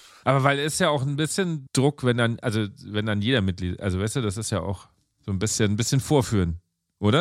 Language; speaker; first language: German; native; German